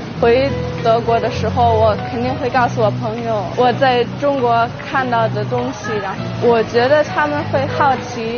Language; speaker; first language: Chinese; early bilingual, heritage; German